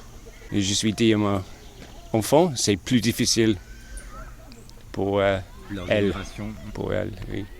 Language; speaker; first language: French; non-native, learner; English